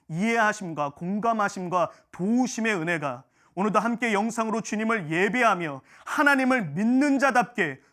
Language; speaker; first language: Korean; native; Korean